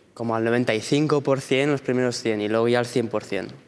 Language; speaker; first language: Spanish; early bilingual, heritage; Spanish